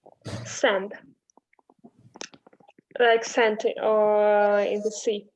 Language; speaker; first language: English; non-native, learner; Russian